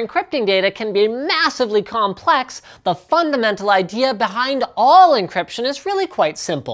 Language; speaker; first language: English; native; English